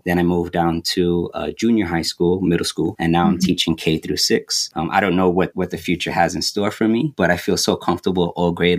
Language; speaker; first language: English; native; English